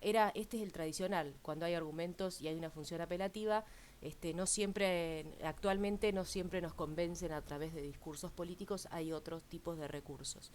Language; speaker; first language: Spanish; native; Spanish